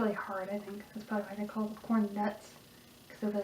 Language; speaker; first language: English; native; English